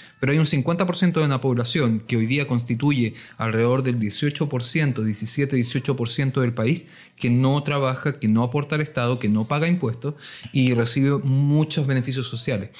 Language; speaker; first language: Spanish; native; Spanish